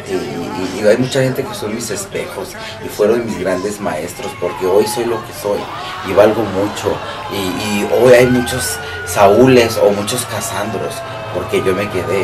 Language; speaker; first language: Spanish; early bilingual, heritage; Spanish